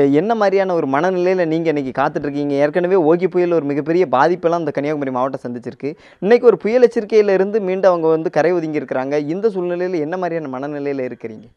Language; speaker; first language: Tamil; native; Tamil